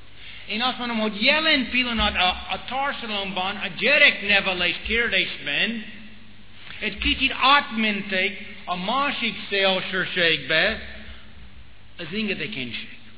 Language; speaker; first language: Hungarian; non-native, fluent; English